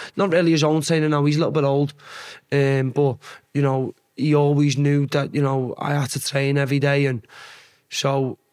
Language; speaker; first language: English; native; English